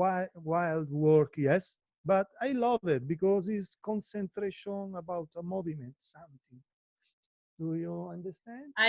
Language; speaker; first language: English; non-native, learner; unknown